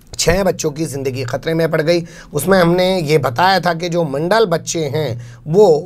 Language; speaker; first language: Hindi; native; Hindi